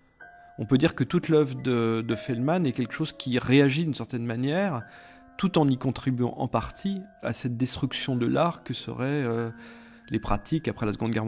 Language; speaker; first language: French; native; French